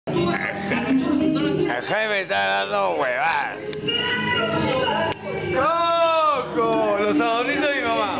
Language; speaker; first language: Spanish; native; Spanish